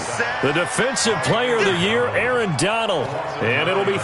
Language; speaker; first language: English; native; English